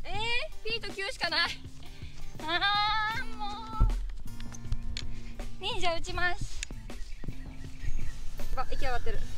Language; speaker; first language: Japanese; native; Japanese